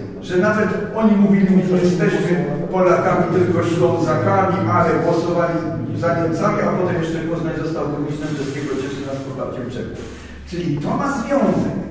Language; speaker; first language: Polish; native; Polish